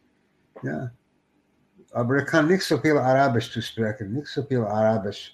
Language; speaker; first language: German; non-native, learner; English